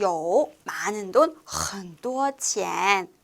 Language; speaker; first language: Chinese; non-native, fluent; Korean